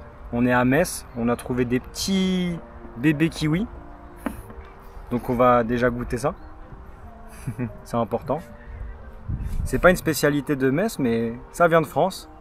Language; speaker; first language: French; native; French